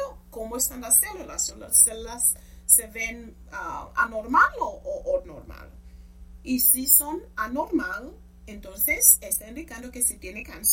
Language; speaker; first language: Spanish; non-native, fluent; English